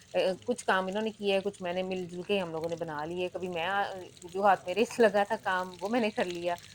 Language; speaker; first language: Urdu; non-native, local second language; Punjabi